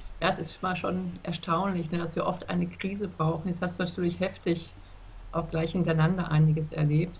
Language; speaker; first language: German; native; German